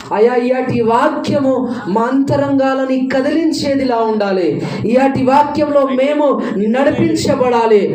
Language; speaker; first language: Telugu; non-native, fluent; Hindi